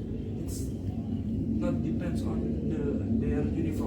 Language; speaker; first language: English; non-native, learner; Indonesian